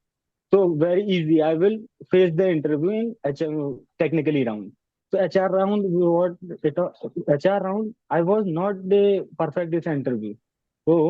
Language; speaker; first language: English; non-native, learner; Hindi